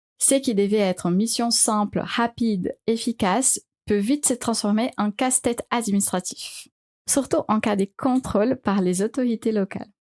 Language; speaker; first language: French; non-native, fluent; Portuguese